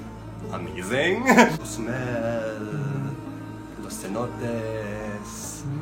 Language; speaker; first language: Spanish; non-native, learner; English